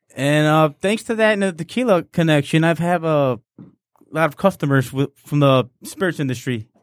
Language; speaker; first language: English; non-native, fluent; Spanish